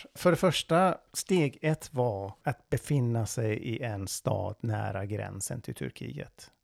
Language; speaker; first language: Swedish; non-native, fluent; Persian